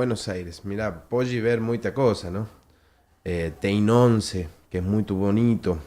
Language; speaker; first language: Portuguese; non-native, learner; Spanish